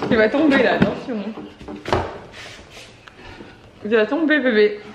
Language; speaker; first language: French; native; French